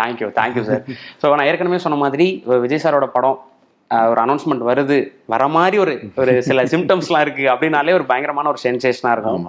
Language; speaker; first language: Tamil; native; Tamil